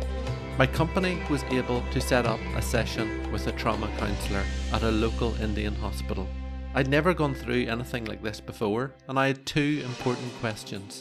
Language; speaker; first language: English; native; English